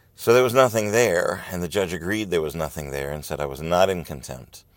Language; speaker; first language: English; native; English